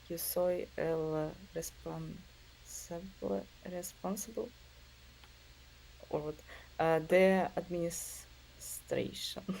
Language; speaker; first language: English; non-native, learner; Russian